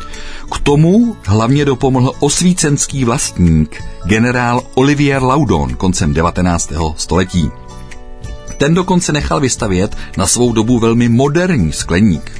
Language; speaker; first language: Czech; native; Czech